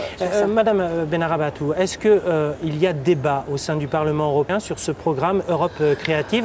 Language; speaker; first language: French; native; French